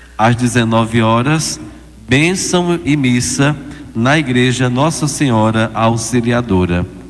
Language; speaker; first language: Portuguese; native; Portuguese